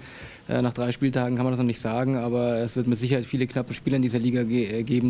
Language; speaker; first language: German; native; German